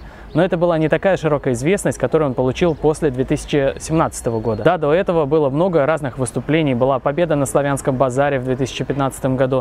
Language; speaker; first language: Russian; native; Russian